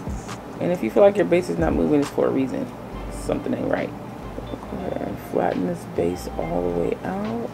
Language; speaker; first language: English; native; English